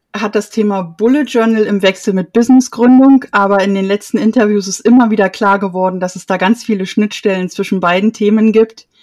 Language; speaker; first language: German; native; German